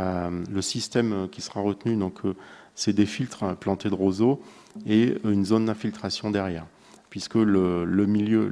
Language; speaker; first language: French; native; French